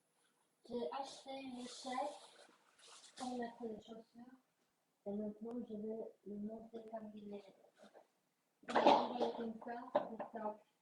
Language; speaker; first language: French; non-native, learner; Chinese